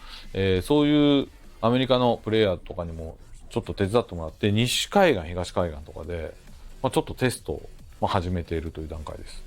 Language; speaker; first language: Japanese; native; Japanese